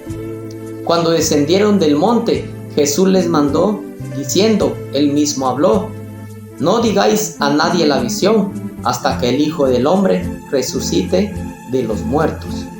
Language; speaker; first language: Spanish; native; Spanish